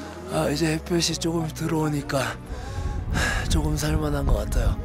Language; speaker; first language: Korean; native; Korean